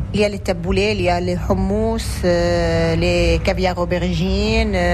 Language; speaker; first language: French; non-native, learner; Arabic